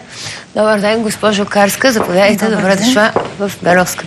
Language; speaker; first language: Bulgarian; native; Bulgarian